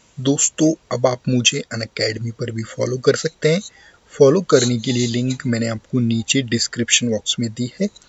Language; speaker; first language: Hindi; native; Hindi